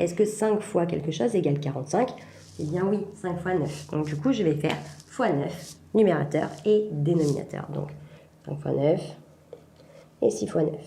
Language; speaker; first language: French; native; French